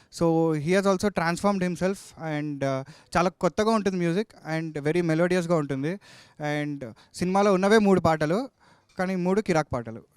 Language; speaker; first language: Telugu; native; Telugu